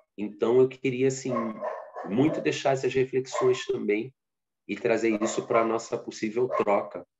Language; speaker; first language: Portuguese; native; Portuguese